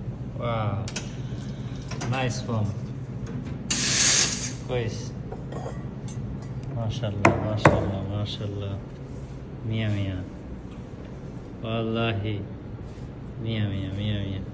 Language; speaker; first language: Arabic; non-native, learner; Bangla